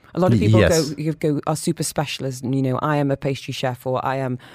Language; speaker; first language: English; native; English